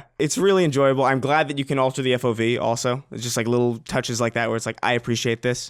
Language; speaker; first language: English; native; English